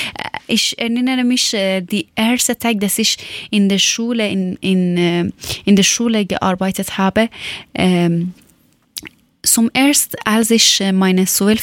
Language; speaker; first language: German; non-native, learner; Persian